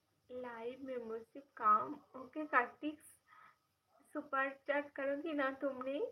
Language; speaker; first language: Hindi; non-native, local second language; Bangla